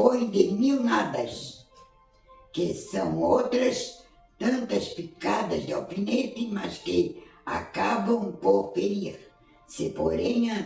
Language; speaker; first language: Portuguese; native; Portuguese